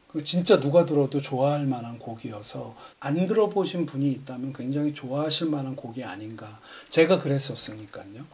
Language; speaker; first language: Korean; native; Korean